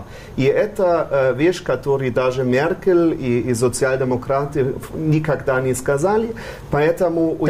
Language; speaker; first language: Russian; non-native, fluent; German